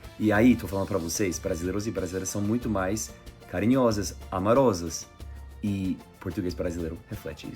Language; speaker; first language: Portuguese; non-native, fluent; English